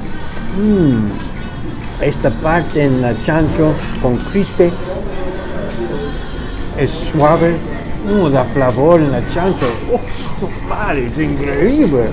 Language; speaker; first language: Spanish; non-native, learner; English